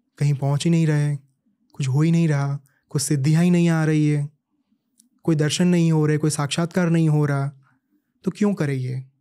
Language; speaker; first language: Hindi; native; Hindi